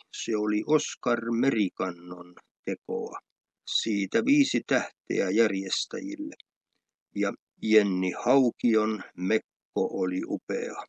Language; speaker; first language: Finnish; native; Finnish